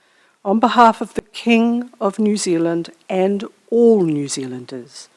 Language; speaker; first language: English; native; English